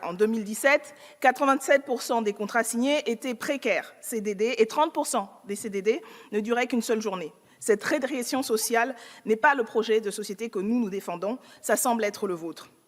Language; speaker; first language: French; native; French